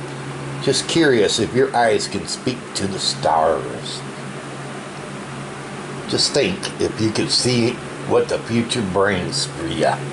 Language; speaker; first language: English; native; English